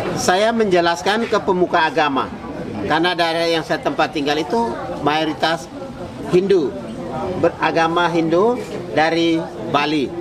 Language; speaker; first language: Indonesian; native; Indonesian